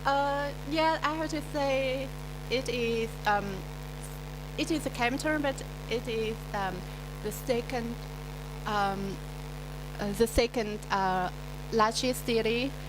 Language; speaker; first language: English; non-native, learner; Vietnamese